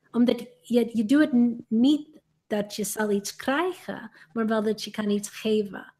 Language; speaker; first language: Dutch; non-native, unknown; English